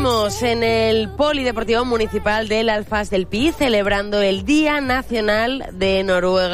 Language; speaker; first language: Spanish; native; Spanish